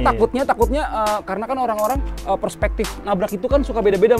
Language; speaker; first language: Indonesian; native; Indonesian